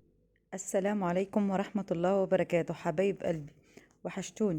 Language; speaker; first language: Arabic; native; Arabic